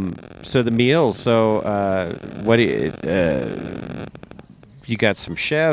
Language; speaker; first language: English; native; English